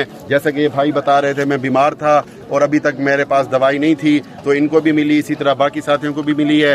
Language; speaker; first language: Urdu; native; Urdu